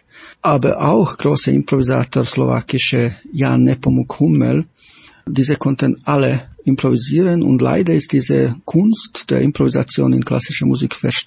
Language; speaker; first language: German; non-native, fluent; Slovak